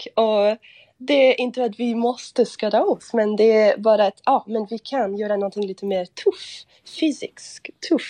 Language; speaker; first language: Swedish; non-native, fluent; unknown